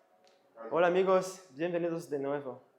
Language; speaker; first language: Spanish; non-native, fluent; Kinyarwanda